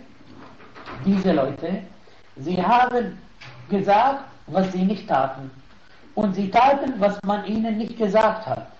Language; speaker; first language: German; non-native, fluent; Arabic